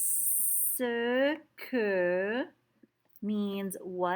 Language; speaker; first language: French; non-native, fluent; English